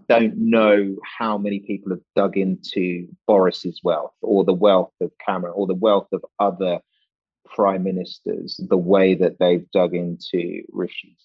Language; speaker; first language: English; native; English